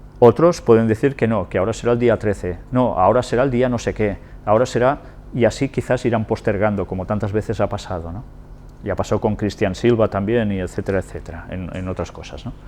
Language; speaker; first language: Spanish; non-native, local second language; Catalan